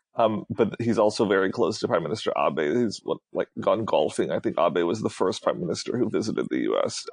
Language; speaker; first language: English; early bilingual, other home language; Hindi